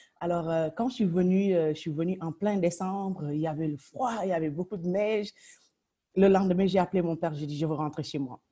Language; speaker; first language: French; non-native, local second language; Wolof